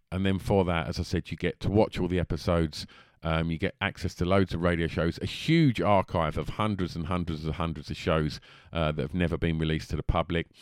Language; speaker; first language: English; native; English